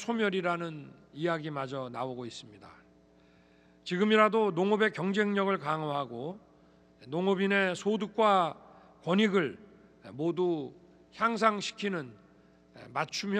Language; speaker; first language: Korean; native; Korean